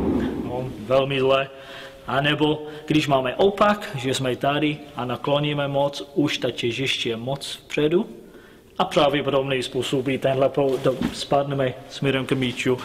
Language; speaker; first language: Czech; non-native, learner; English